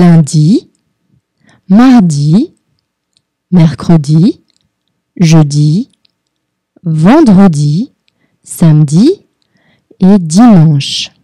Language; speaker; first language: French; non-native, fluent; Portuguese